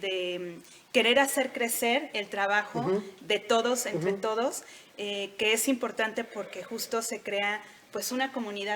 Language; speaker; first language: Spanish; native; Spanish